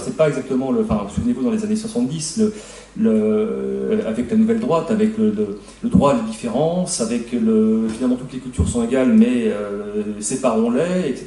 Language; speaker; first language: French; native; French